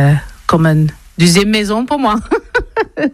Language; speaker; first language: French; non-native, learner; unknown